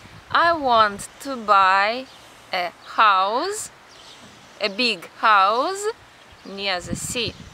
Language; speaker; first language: English; non-native, fluent; Russian